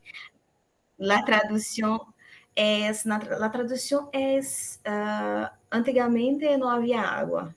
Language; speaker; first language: Spanish; non-native, fluent; Portuguese